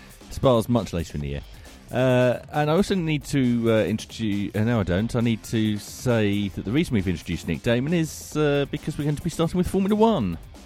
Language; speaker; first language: English; native; English